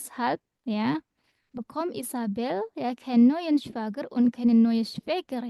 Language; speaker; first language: German; non-native, fluent; Indonesian